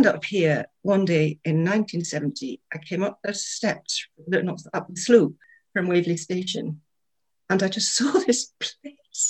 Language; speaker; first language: English; native; English